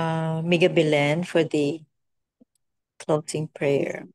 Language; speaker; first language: English; non-native, local second language; Filipino